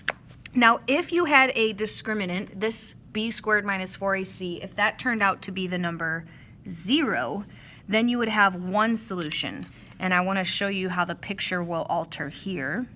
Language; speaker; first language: English; native; English